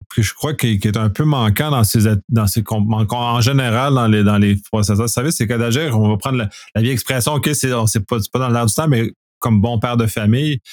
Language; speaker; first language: French; native; French